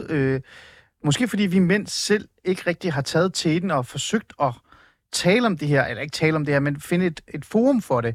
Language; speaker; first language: Danish; native; Danish